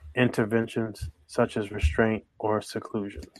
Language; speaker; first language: English; native; English